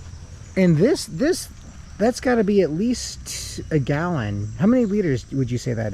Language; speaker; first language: English; native; English